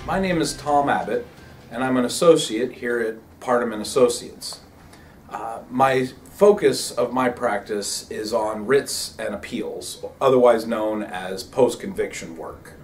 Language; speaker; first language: English; native; English